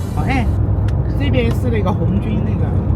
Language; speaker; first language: Chinese; native; Chinese